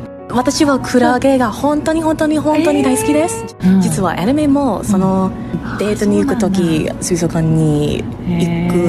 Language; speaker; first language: Japanese; non-native, learner; English